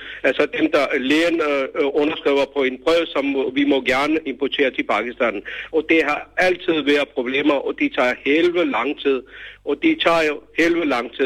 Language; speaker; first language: Danish; non-native, learner; Urdu